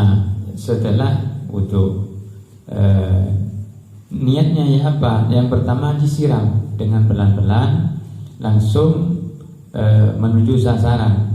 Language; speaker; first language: Indonesian; native; Indonesian